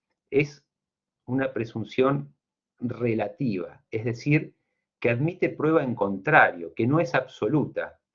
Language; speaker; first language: Spanish; native; Spanish